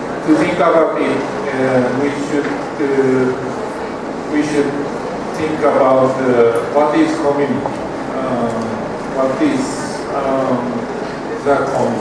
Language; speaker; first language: English; non-native, learner; Japanese